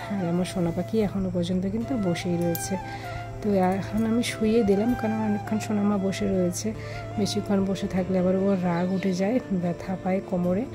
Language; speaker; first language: Bangla; non-native, local second language; Rangpuri